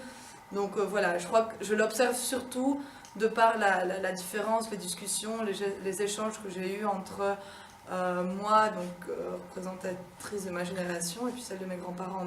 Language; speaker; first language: French; native; French